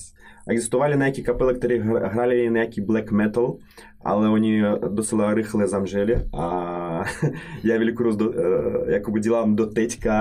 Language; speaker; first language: Czech; non-native, fluent; Russian